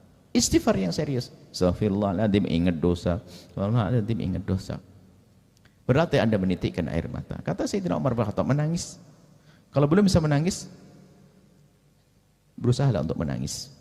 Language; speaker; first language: Indonesian; native; Indonesian